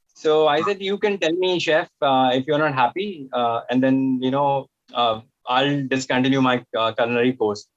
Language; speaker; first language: English; non-native, local second language; Hindi